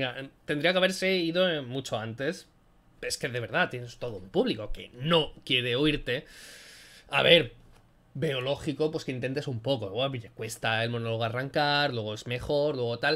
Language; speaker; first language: Spanish; native; Spanish